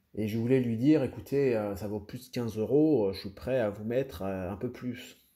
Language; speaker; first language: French; native; French